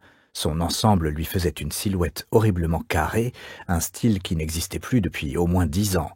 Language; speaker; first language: French; native; French